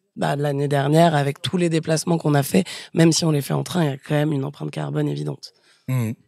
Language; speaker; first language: French; native; French